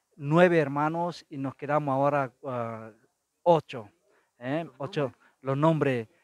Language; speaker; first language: Spanish; non-native, fluent; Tetum